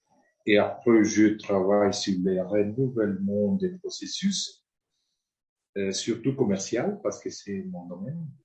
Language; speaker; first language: French; non-native, fluent; Spanish